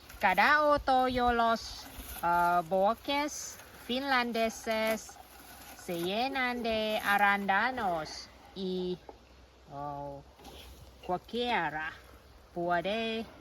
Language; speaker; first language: Spanish; non-native, learner; Thai